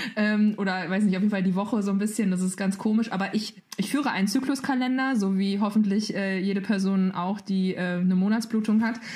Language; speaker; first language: German; native; German